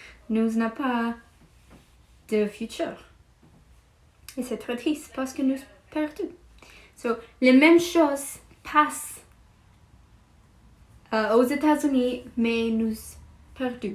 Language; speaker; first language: French; non-native, learner; English